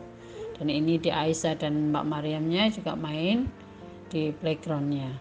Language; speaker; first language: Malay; non-native, local second language; Javanese